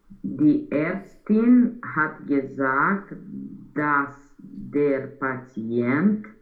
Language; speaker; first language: German; non-native, learner; Romanian